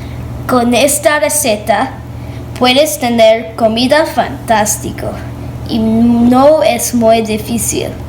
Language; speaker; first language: Spanish; non-native, learner; English